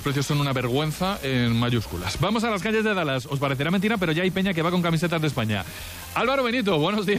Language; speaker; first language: Spanish; native; Spanish